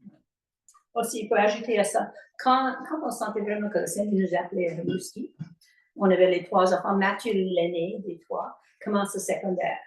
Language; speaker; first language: French; native; French